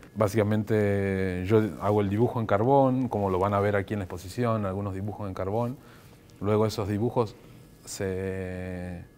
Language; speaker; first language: Spanish; native; Spanish